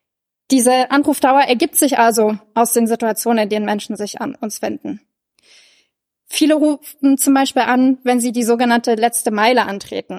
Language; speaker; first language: German; native; German